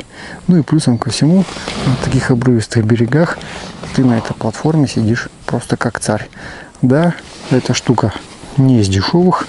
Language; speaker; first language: Russian; native; Russian